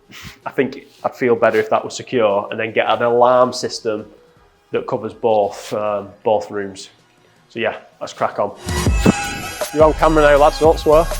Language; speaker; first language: English; native; English